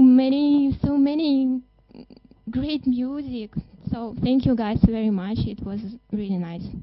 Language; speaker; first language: English; non-native, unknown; Russian